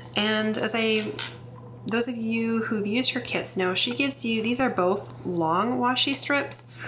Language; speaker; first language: English; native; English